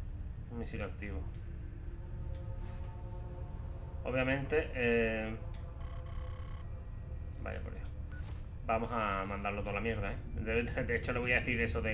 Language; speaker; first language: Spanish; native; Spanish